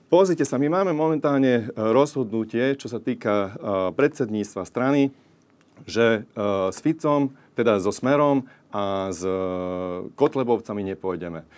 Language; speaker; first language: Slovak; non-native, local second language; Hungarian